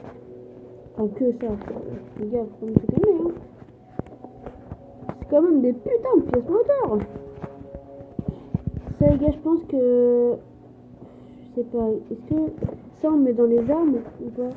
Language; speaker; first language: French; native; French